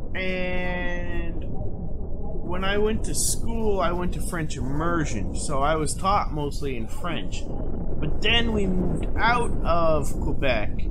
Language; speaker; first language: English; native; English